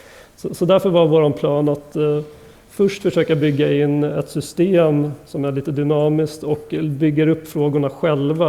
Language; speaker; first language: Swedish; native; Swedish